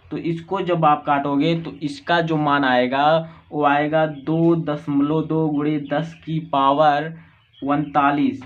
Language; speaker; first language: Hindi; native; Hindi